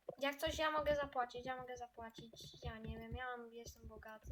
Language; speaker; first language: Polish; native; Polish